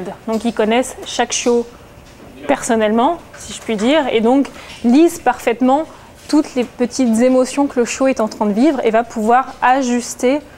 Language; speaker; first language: French; native; French